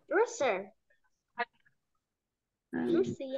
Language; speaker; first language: English; non-native, learner; Vietnamese